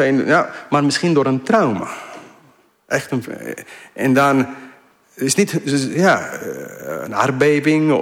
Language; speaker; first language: Dutch; non-native, fluent; English